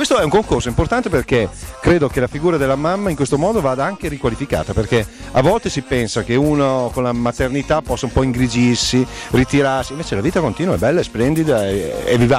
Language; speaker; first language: Italian; native; Italian